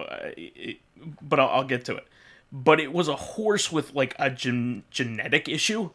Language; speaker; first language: English; native; English